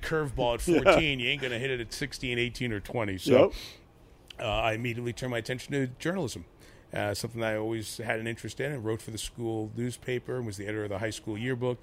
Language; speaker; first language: English; native; English